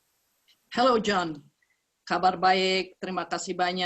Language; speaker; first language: Indonesian; early bilingual, heritage; Indonesian